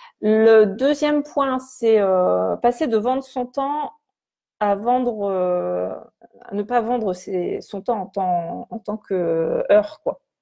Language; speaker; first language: French; native; French